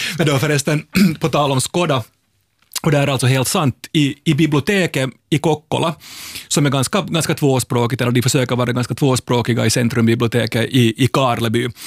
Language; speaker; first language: Swedish; native; Swedish